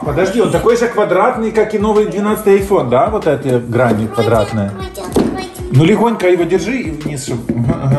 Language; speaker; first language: Russian; native; Russian